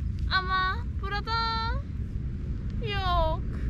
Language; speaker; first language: Turkish; non-native, learner; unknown